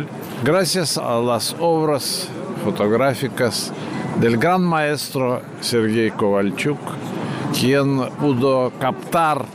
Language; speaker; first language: Spanish; non-native, fluent; Russian